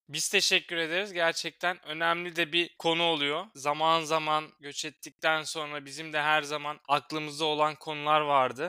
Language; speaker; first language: Turkish; native; Turkish